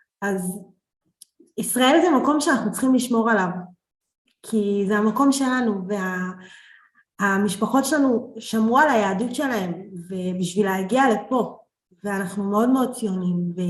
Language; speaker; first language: Hebrew; early bilingual, other home language; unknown